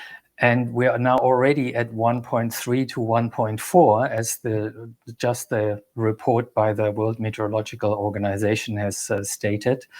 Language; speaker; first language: English; non-native, fluent; German